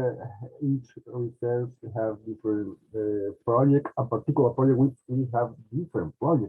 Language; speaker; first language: English; non-native, learner; Spanish